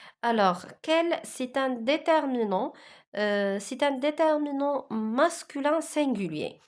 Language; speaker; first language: French; non-native, local second language; Arabic